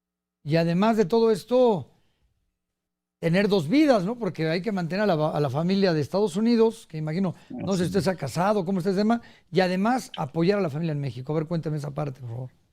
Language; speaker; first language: Spanish; native; Spanish